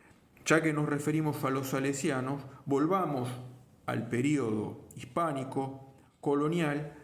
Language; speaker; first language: Spanish; native; Spanish